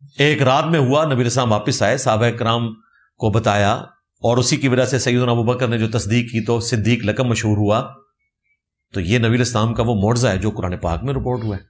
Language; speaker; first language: Urdu; non-native, local second language; Punjabi